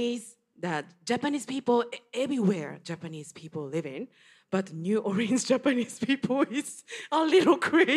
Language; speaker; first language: English; non-native, learner; Japanese